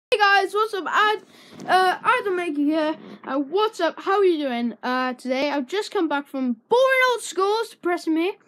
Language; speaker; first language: English; native; English